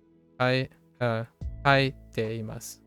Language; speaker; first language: Japanese; non-native, learner; English